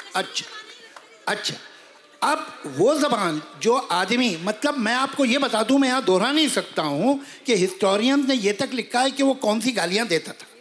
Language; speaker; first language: Hindi; native; Hindi